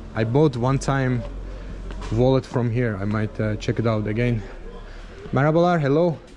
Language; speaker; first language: English; non-native, fluent; Azerbaijani